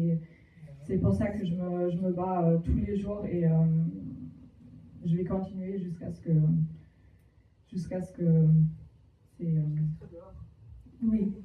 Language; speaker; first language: French; non-native, fluent; German